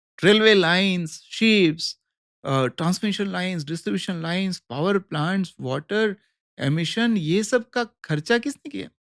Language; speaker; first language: Hindi; native; Hindi